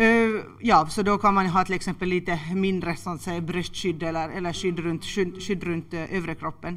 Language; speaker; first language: Swedish; native; Swedish